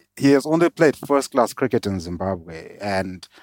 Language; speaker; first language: English; non-native, local second language; Shona